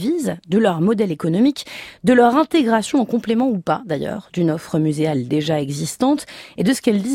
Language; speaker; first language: French; native; French